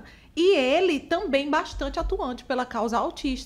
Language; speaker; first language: Portuguese; native; Portuguese